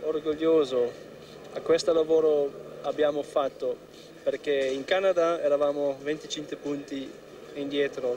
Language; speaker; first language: Italian; non-native, learner; German